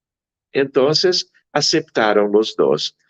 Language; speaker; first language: Spanish; non-native, fluent; Portuguese